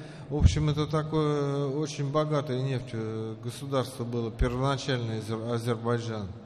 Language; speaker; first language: Russian; native; Russian